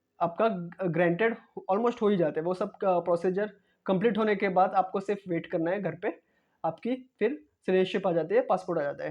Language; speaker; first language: Hindi; non-native, local second language; Marathi